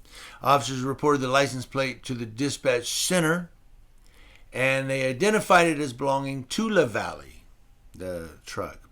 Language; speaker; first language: English; native; English